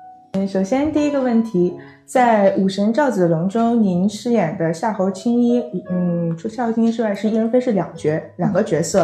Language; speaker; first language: Chinese; native; Chinese